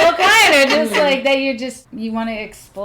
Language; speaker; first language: English; native; English